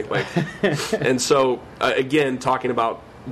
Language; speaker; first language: English; native; English